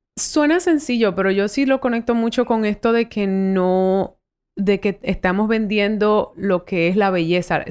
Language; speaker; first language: Spanish; early bilingual, heritage; Spanish